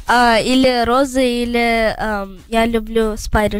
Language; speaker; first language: Russian; early bilingual, heritage; Russian